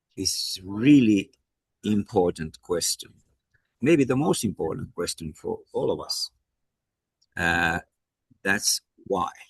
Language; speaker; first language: English; non-native, fluent; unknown